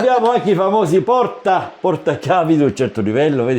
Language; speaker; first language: Italian; native; Italian